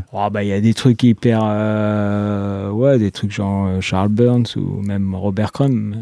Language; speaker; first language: French; native; French